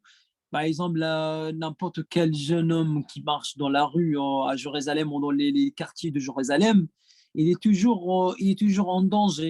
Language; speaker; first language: French; non-native, fluent; Arabic